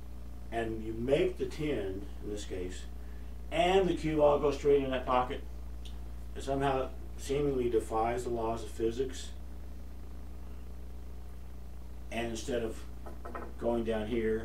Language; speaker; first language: English; native; English